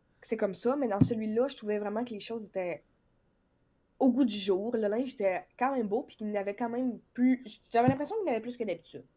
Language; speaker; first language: French; native; French